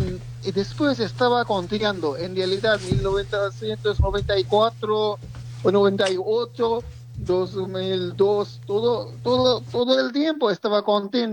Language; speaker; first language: Spanish; non-native, learner; Bangla